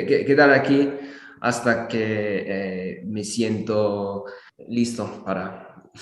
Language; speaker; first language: Spanish; non-native, learner; English